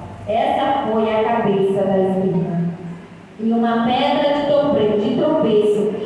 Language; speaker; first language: Portuguese; native; Portuguese